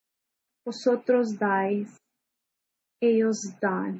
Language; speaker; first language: Spanish; non-native, fluent; English